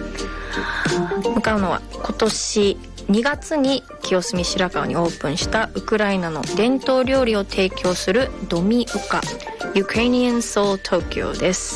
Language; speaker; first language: Japanese; native; Japanese